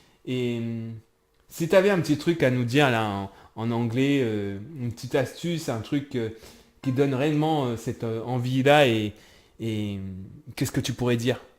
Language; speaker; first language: French; native; French